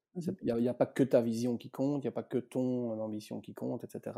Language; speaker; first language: French; native; French